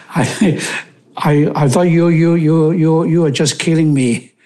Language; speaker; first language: English; non-native, local second language; Cantonese